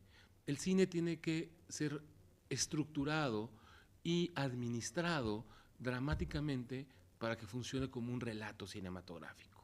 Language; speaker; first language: Spanish; native; Spanish